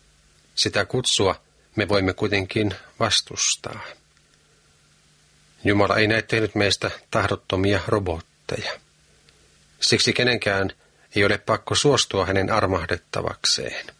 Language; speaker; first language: Finnish; native; Finnish